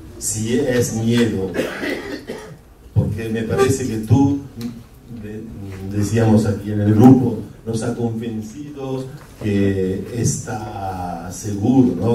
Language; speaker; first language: Spanish; non-native, fluent; Italian